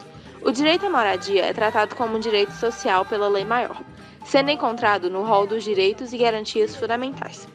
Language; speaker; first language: Portuguese; native; Portuguese